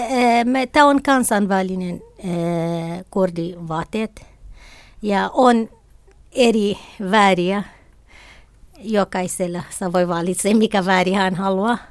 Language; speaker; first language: Finnish; non-native, learner; Kurdish